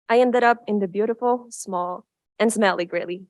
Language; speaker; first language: English; non-native, fluent; Spanish